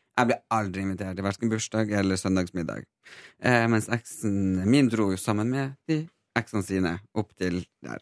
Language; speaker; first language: Norwegian; native; Norwegian